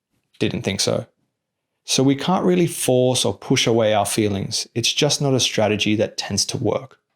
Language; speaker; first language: English; native; English